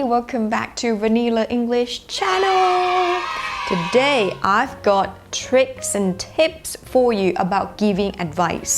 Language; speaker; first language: English; non-native, fluent; Thai